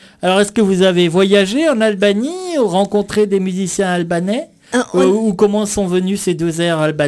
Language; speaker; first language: French; native; French